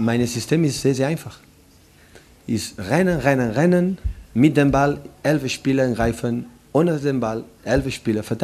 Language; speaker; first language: German; non-native, learner; Catalan